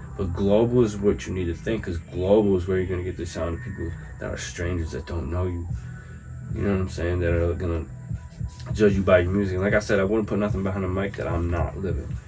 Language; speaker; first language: English; native; English